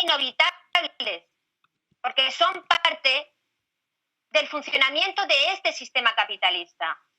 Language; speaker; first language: Spanish; native; Spanish